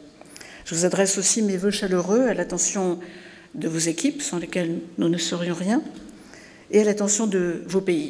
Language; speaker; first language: French; native; French